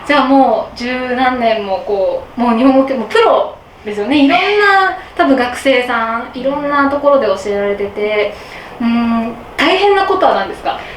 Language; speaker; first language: Japanese; native; Japanese